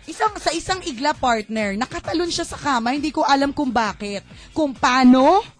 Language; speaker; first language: Filipino; native; Filipino